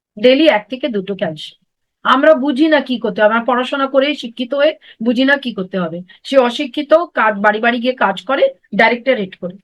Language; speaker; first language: Bangla; non-native, local second language; Hindi